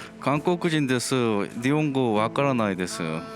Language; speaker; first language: Japanese; non-native, learner; Korean